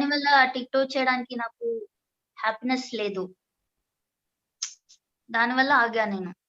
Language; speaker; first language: Telugu; non-native, learner; Malayalam